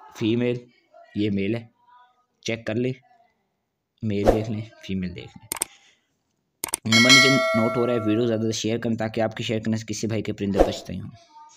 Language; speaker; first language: Urdu; non-native, local second language; Punjabi